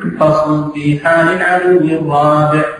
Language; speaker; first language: Arabic; native; Arabic